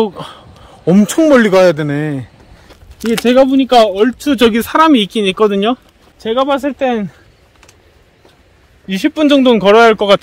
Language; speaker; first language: Korean; native; Korean